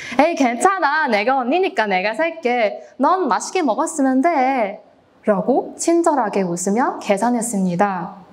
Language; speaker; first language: Korean; non-native, fluent; Cantonese